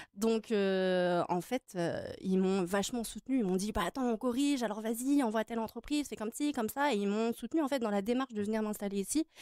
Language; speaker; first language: French; native; French